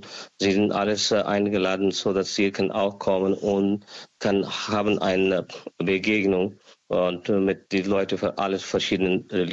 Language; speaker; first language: German; non-native, learner; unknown